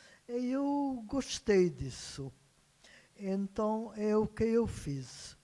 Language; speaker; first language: Portuguese; non-native, fluent; Hungarian